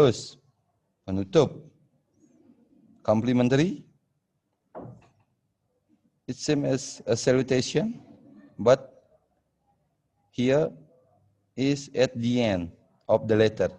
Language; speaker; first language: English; non-native, fluent; Indonesian